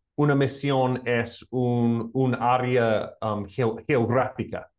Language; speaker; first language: Spanish; non-native, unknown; English